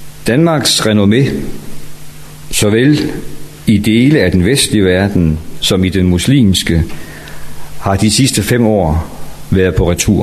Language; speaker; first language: Danish; native; Danish